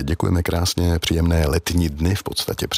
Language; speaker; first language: Czech; native; Czech